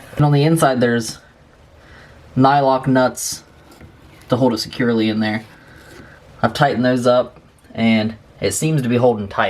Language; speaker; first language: English; native; English